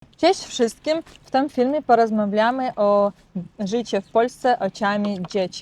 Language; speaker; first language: Polish; non-native, learner; Russian